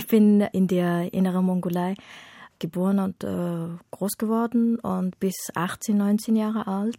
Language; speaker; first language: German; non-native, fluent; Mongolian